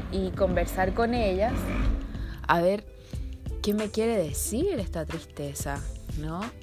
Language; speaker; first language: Spanish; native; Spanish